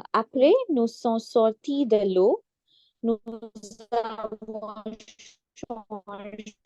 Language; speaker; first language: French; non-native, learner; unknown